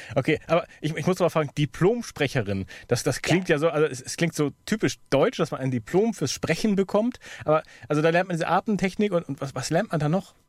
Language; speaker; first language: German; native; German